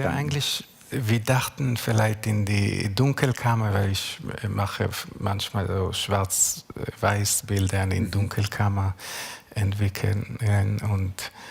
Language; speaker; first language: German; non-native, learner; Hebrew